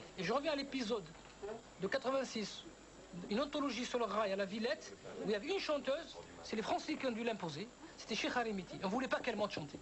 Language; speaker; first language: French; non-native, local second language; Arabic